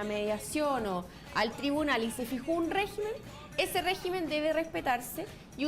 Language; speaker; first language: Spanish; native; Spanish